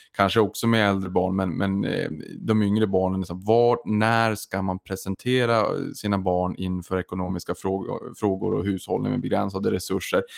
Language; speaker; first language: Swedish; native; Swedish